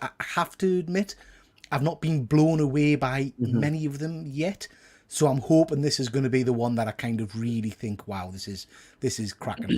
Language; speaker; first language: English; native; English